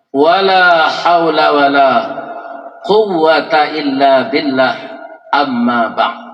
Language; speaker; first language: Malay; non-native, local second language; Minangkabau